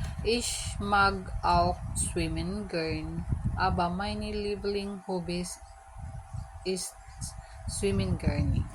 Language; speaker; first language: German; non-native, learner; Filipino